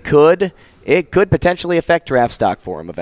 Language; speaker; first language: English; native; English